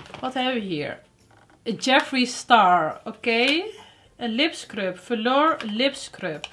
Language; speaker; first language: Dutch; early bilingual, other home language; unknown